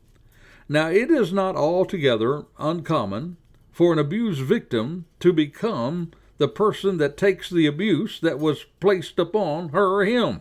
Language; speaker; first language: English; native; English